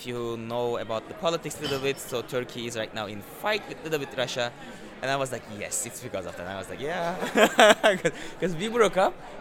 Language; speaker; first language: English; non-native, fluent; Turkish